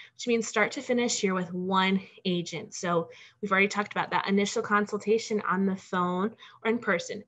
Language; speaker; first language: English; native; English